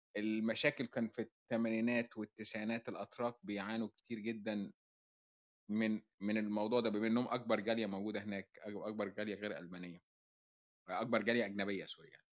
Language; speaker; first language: Arabic; native; Arabic